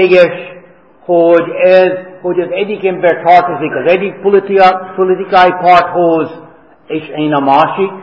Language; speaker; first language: Hungarian; non-native, fluent; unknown